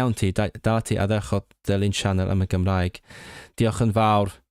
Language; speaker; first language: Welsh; non-native, learner; Cantonese